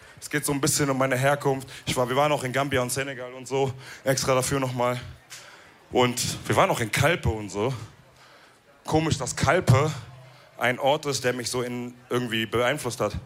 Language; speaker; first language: German; early bilingual, other home language; Wolof